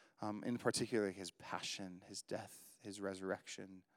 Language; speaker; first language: English; native; English